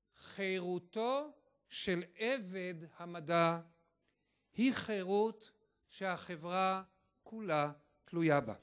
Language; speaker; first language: Hebrew; native; Hebrew